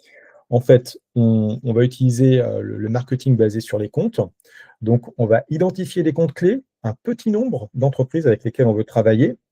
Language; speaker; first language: French; native; French